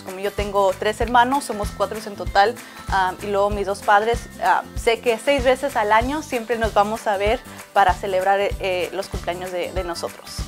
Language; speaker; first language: Spanish; early bilingual, heritage; Spanish